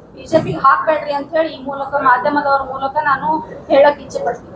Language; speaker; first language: Kannada; non-native, local second language; Lambadi